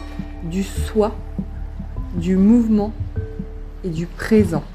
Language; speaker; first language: French; native; French